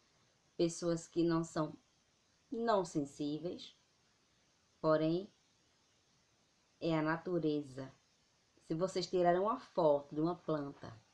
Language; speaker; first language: Portuguese; native; Portuguese